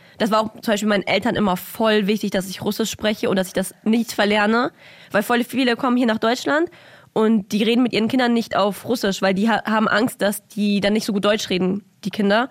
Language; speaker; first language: German; early bilingual, other home language; Russian